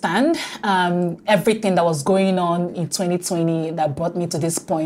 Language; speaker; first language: English; non-native, local second language; Igbo